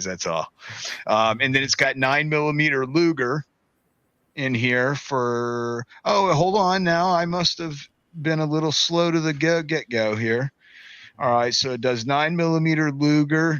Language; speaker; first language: English; native; English